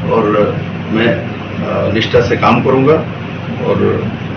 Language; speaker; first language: Hindi; non-native, local second language; Bangla